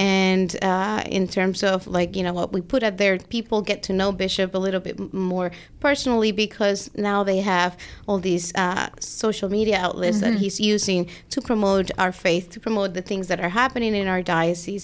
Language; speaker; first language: English; non-native, fluent; Spanish